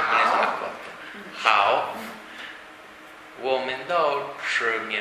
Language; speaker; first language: Chinese; non-native, learner; Italian